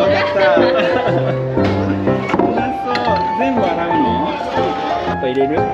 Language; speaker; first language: Japanese; native; Japanese